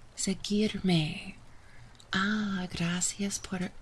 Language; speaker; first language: Spanish; non-native, learner; English